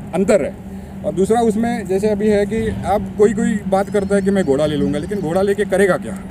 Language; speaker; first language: Hindi; non-native, local second language; Marathi